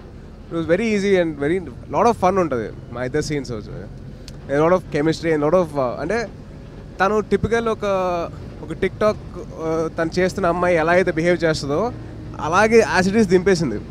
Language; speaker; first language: Telugu; native; Telugu